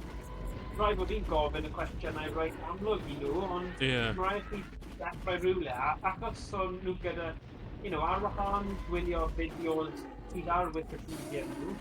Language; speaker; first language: Welsh; native; Welsh